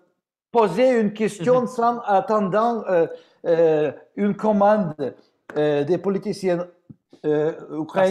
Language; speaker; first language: French; non-native, fluent; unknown